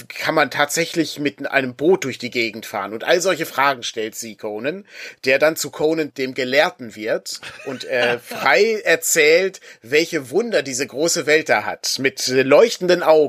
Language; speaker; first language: German; native; German